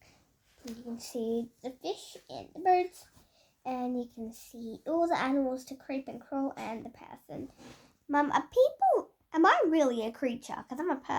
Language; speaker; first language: English; native; English